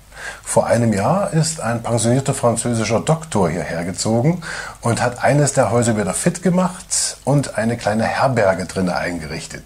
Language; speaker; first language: German; native; German